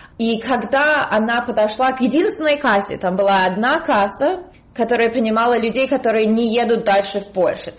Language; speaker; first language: Russian; early bilingual, heritage; Russian